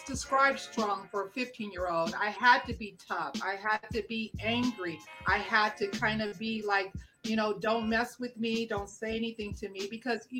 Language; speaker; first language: English; native; English